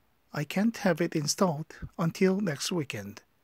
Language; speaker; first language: English; non-native, fluent; Korean